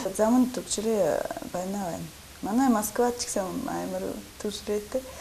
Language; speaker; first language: Mongolian; non-native, learner; Russian